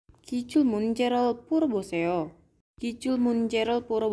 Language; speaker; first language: Korean; non-native, fluent; Indonesian